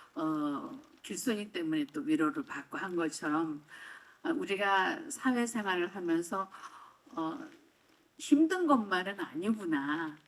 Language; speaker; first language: Korean; native; Korean